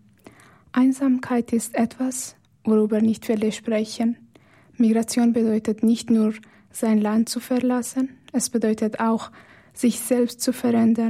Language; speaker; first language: German; non-native, fluent; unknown